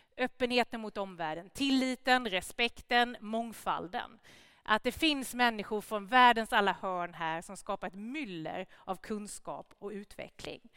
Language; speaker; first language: Swedish; native; Swedish